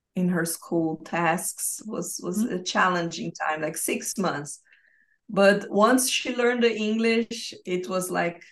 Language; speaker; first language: English; non-native, fluent; Portuguese